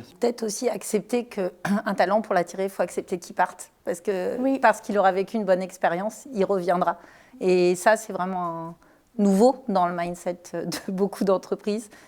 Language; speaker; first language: French; native; French